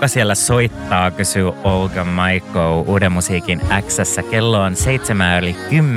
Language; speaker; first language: Finnish; native; Finnish